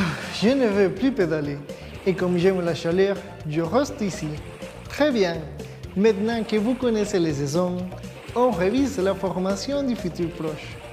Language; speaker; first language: French; non-native, fluent; Spanish